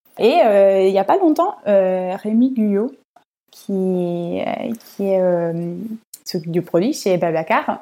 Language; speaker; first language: French; non-native, fluent; Italian